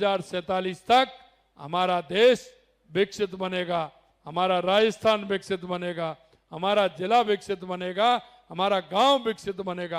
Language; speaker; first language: Hindi; native; Hindi